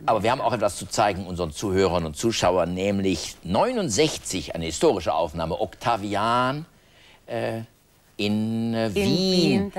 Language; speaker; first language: German; native; German